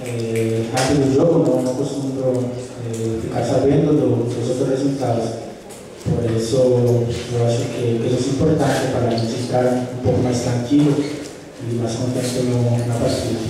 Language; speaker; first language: Portuguese; non-native, fluent; Spanish